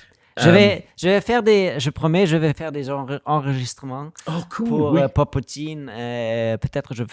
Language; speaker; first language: French; non-native, learner; German